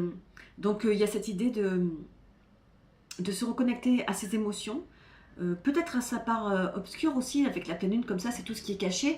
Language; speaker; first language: French; native; French